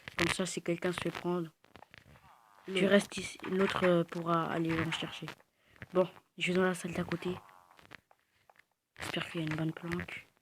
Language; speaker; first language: French; native; French